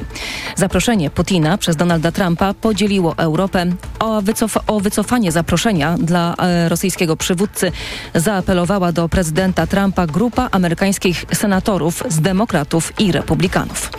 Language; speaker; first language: Polish; native; Polish